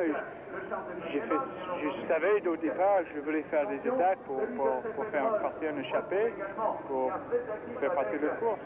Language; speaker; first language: French; non-native, learner; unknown